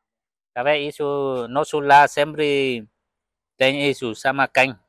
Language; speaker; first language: Portuguese; non-native, learner; Vietnamese